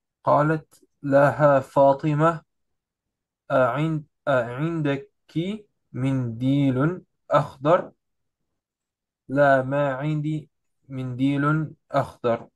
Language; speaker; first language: Arabic; non-native, learner; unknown